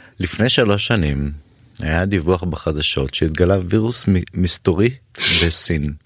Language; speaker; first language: Hebrew; native; Hebrew